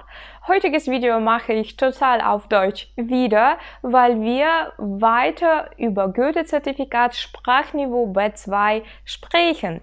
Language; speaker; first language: German; non-native, fluent; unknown